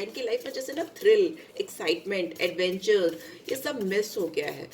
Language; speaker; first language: Hindi; native; Hindi